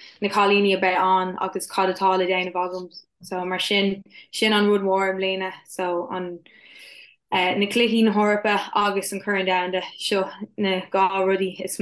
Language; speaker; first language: Irish; non-native, local second language; English